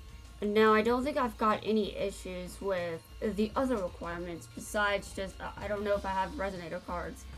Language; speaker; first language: English; native; English